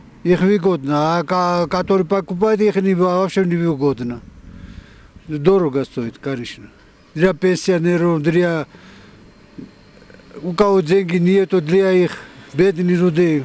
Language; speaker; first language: Russian; non-native, learner; Armenian